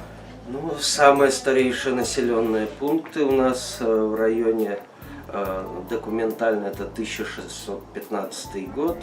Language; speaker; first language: Russian; native; Russian